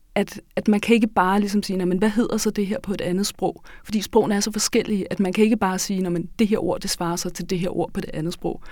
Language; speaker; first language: Danish; early bilingual, other home language; Norwegian